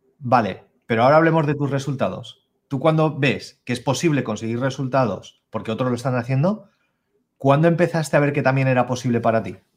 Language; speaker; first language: Spanish; native; Spanish